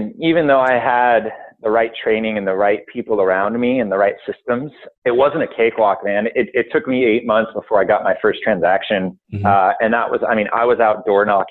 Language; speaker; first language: English; native; English